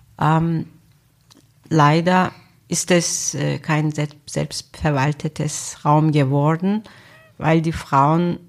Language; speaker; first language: German; non-native, fluent; Turkish